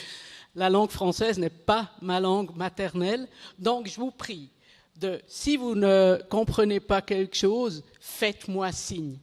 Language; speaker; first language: French; non-native, local second language; German